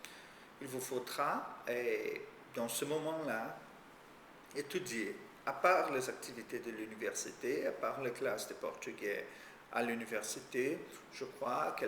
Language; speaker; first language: French; non-native, fluent; Portuguese